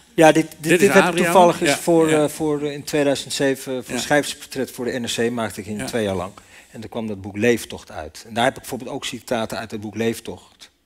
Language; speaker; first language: Dutch; native; Dutch